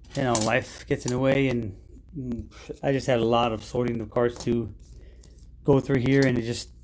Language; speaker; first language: English; native; English